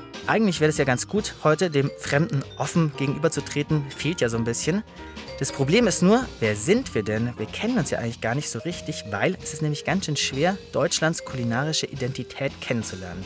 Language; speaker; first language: German; native; German